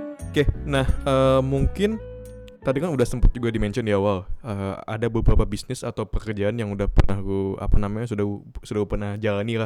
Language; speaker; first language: Indonesian; native; Indonesian